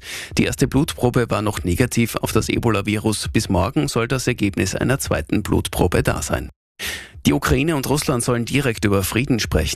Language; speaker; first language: German; native; German